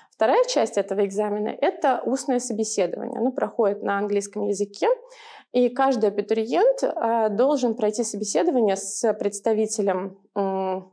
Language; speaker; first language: Russian; native; Russian